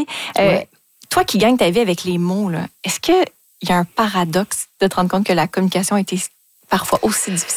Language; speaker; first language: French; native; French